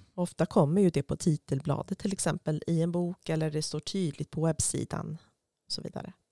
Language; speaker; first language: Swedish; native; Swedish